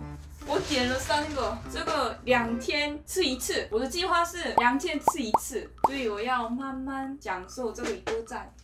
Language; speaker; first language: Chinese; non-native, learner; Korean